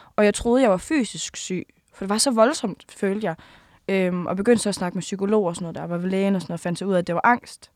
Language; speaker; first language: Danish; native; Danish